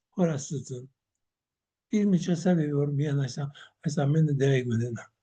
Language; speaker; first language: Armenian; early bilingual, heritage; Armenian